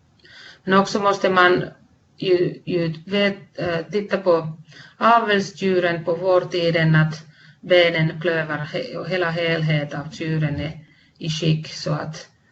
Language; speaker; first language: Swedish; non-native, fluent; Finnish